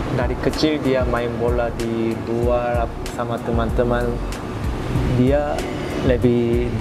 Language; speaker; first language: Indonesian; non-native, fluent; Korean